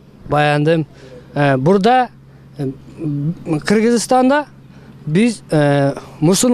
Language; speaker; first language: Turkish; non-native, learner; Kyrgyz